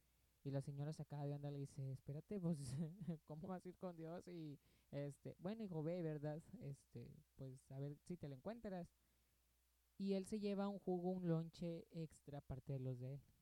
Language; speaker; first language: Spanish; native; Spanish